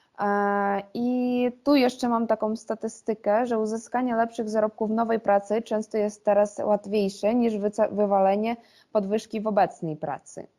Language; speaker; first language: Polish; non-native, fluent; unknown